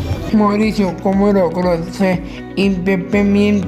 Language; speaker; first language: Spanish; native; Spanish